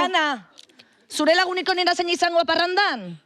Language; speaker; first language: Basque; native; Basque